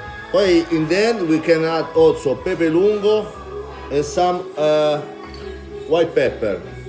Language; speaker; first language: English; non-native, learner; Italian